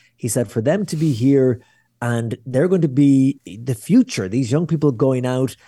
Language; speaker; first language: English; native; English